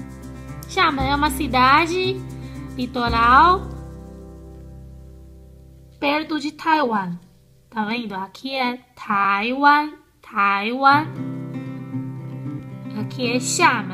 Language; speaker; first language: Portuguese; non-native, fluent; Chinese